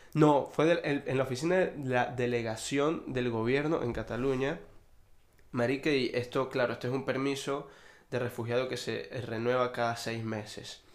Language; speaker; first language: Spanish; native; Spanish